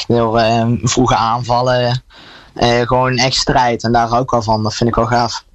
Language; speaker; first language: Dutch; native; Dutch